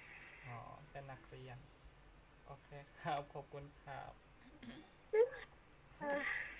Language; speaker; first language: Thai; non-native, fluent; Indonesian